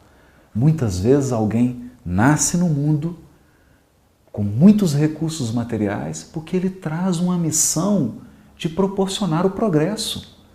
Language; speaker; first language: Portuguese; native; Portuguese